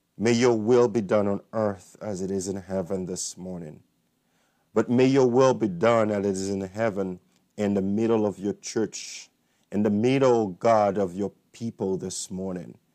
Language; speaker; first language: English; non-native, fluent; Haitian Creole